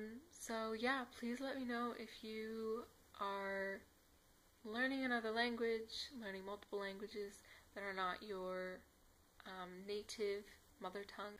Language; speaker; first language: English; native; English